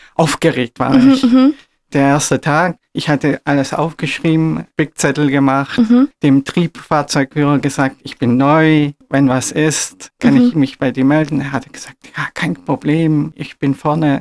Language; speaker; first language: German; early bilingual, other home language; Turkish